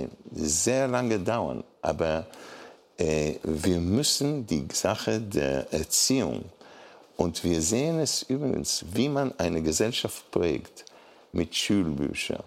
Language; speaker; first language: German; non-native, fluent; Hebrew